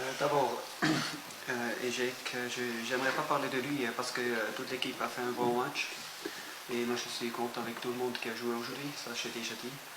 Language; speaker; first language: French; non-native, fluent; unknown